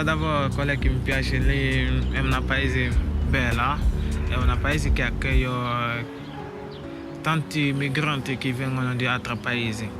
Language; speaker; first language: Italian; non-native, learner; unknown